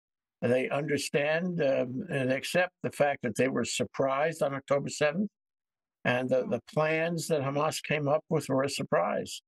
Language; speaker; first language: English; native; English